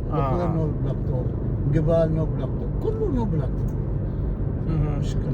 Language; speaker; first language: Arabic; non-native, learner; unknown